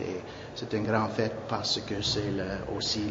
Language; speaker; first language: French; non-native, local second language; English